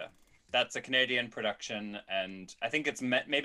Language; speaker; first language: English; native; English